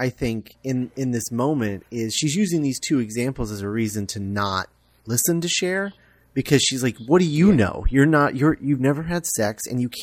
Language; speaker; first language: English; native; English